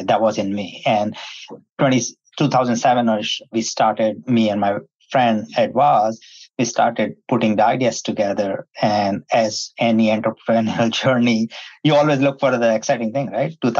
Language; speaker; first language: English; non-native, local second language; Hindi